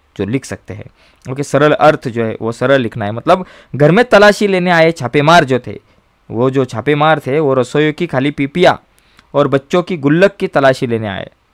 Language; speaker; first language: Hindi; non-native, local second language; Marathi